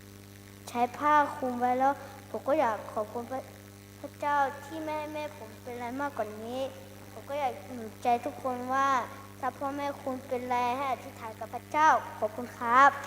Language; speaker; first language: Thai; non-native, local second language; Akha